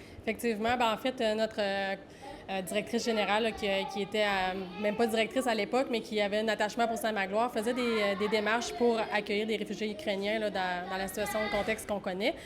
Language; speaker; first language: French; native; French